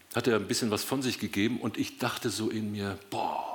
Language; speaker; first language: German; native; German